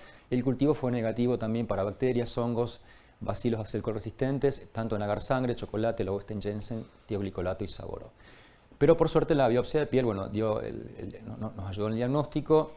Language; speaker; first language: Spanish; native; Spanish